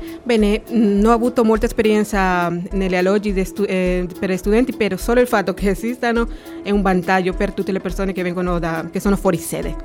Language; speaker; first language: Italian; non-native, fluent; Spanish